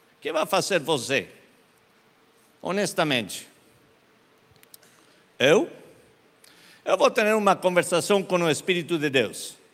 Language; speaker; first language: Portuguese; non-native, learner; Spanish